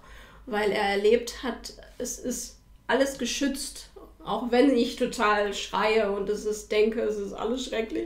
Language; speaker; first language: German; native; German